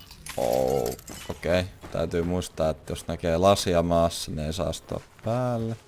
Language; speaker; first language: Finnish; native; Finnish